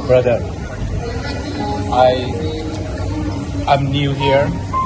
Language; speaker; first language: English; non-native, learner; Indonesian